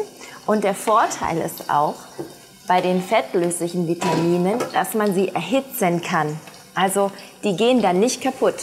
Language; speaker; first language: German; native; German